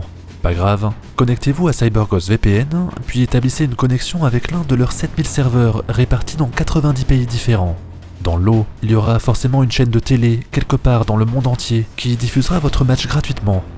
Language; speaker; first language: French; native; French